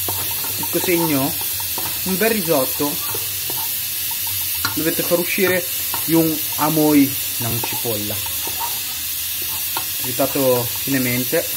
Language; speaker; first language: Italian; early bilingual, other home language; Filipino